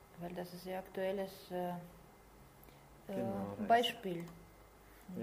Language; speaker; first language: German; non-native, learner; Russian